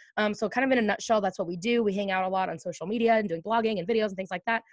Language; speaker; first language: English; native; English